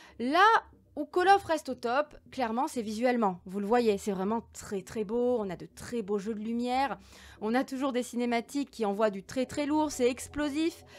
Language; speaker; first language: French; native; French